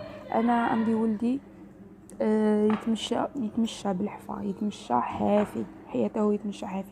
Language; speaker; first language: Arabic; native; Arabic